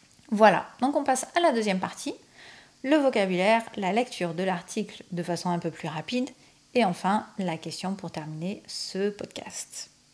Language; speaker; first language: French; native; French